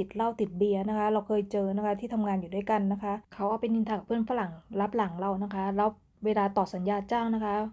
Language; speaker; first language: Thai; native; Thai